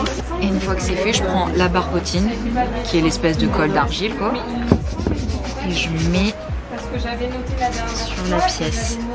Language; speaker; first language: French; native; French